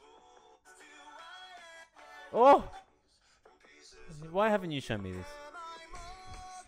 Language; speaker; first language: English; native; English